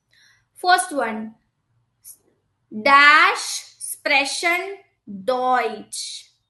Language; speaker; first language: German; non-native, fluent; Hindi